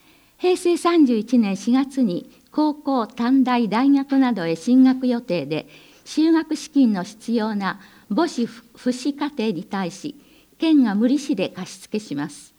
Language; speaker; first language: Japanese; native; Japanese